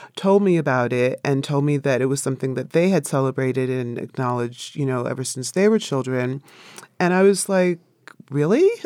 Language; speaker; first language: English; native; English